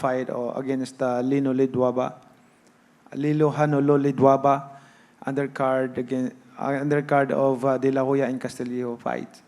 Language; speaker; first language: English; non-native, local second language; Cebuano